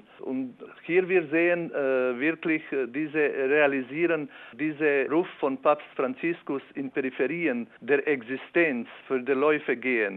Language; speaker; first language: German; non-native, learner; Albanian